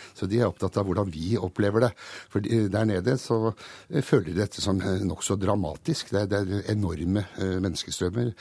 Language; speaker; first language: Norwegian; early bilingual, other home language; Hungarian